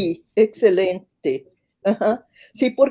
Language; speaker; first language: Spanish; non-native, fluent; Portuguese